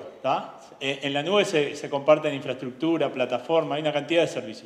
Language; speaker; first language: Spanish; native; Spanish